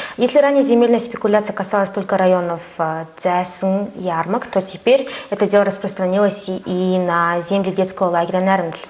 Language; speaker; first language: Russian; non-native, fluent; Mongolian